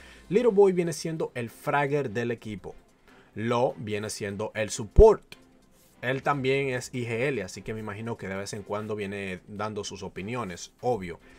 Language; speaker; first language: Spanish; native; Spanish